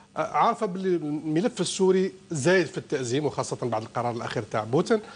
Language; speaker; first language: Arabic; native; Arabic